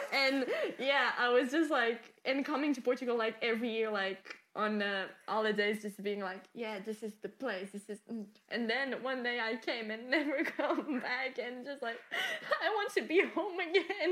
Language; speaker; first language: English; non-native, fluent; French